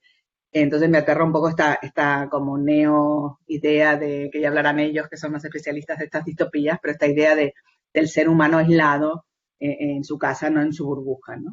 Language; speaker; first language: Spanish; native; Spanish